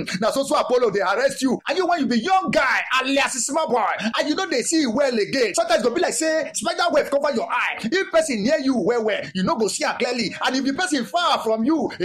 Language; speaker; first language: Nigerian Pidgin; non-native, local second language; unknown